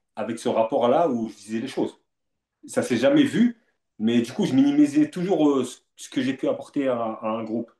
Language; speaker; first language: French; native; French